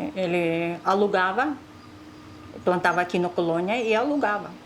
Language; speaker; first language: Portuguese; non-native, local second language; Russian